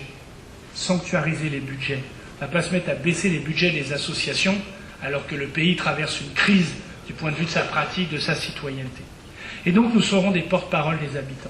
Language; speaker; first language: French; native; French